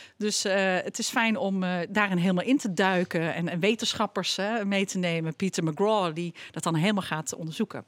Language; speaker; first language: Dutch; native; Dutch